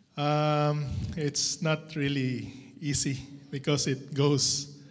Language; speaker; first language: English; non-native, local second language; Filipino